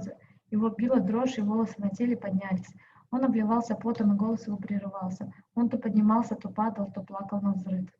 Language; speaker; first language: Russian; native; Russian